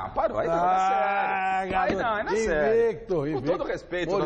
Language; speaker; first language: Portuguese; native; Portuguese